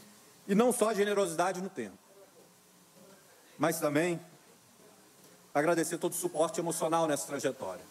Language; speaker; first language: Portuguese; native; Portuguese